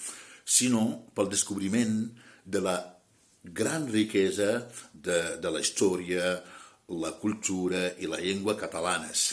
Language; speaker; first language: Catalan; non-native, fluent; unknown